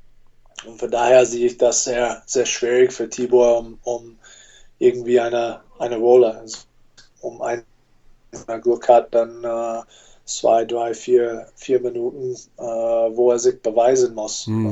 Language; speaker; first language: German; non-native, fluent; English